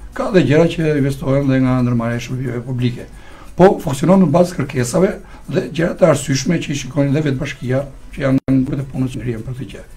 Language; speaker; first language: Albanian; native; Albanian